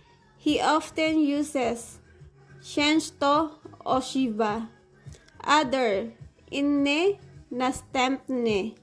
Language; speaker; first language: Polish; non-native, learner; Filipino